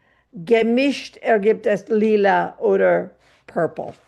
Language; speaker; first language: German; non-native, fluent; English